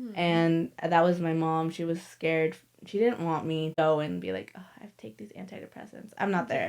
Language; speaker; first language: English; native; English